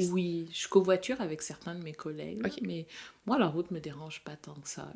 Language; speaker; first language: French; native; French